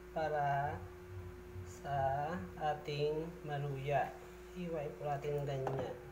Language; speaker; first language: Filipino; non-native, local second language; Bikol